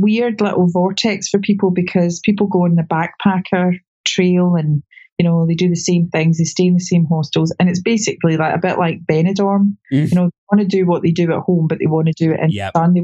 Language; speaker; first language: English; native; English